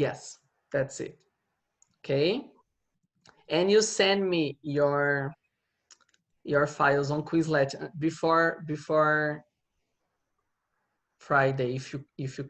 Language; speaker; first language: English; non-native, fluent; Portuguese